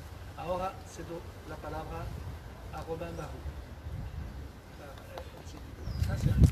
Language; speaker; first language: Spanish; non-native, fluent; French